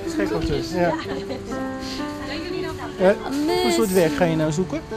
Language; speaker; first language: Dutch; native; Dutch